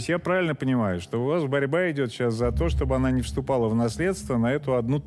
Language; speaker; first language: Russian; native; Russian